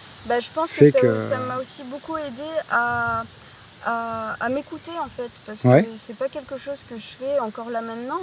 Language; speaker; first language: French; native; French